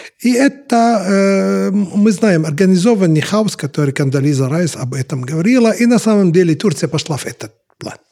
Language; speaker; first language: Russian; non-native, fluent; Arabic